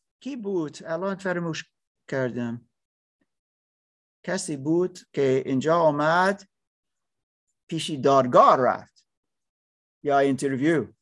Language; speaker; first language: Persian; non-native, learner; English